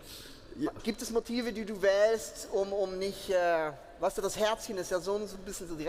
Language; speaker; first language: German; native; German